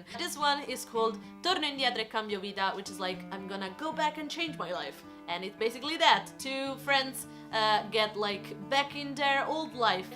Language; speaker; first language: English; non-native, fluent; Italian